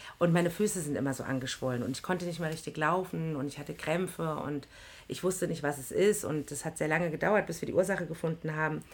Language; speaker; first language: German; native; German